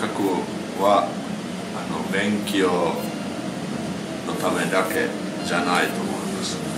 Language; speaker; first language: Japanese; non-native, learner; Finnish